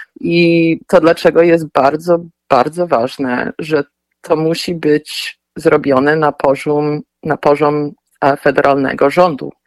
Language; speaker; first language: Polish; early bilingual, heritage; Polish